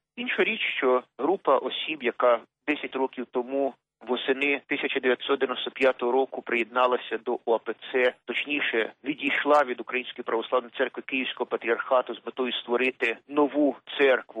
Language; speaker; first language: Ukrainian; native; Ukrainian